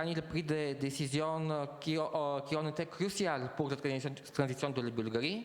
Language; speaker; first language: French; non-native, fluent; Bulgarian